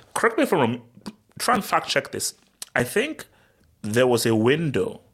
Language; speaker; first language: English; early bilingual, other home language; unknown